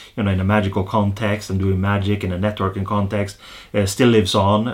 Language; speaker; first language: English; non-native, fluent; Swedish